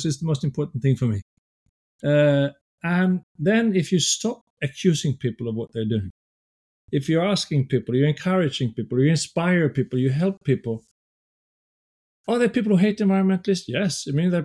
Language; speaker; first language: English; non-native, fluent; Swedish